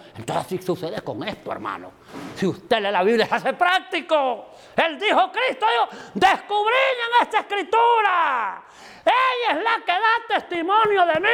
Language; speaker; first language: Spanish; native; Spanish